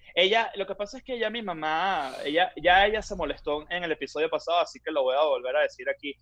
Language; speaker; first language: Spanish; native; Spanish